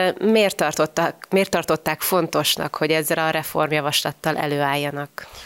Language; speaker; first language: Hungarian; native; Hungarian